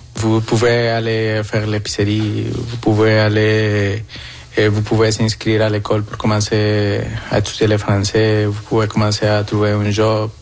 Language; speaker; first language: French; non-native, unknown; Spanish